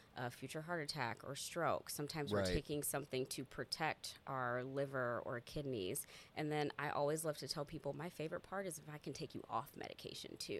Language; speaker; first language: English; native; English